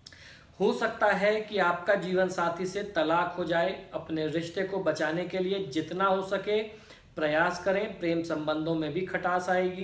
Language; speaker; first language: Hindi; native; Hindi